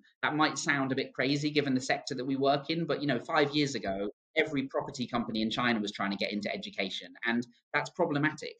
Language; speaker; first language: English; native; English